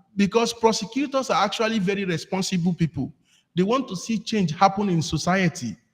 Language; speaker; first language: English; non-native, local second language; Yoruba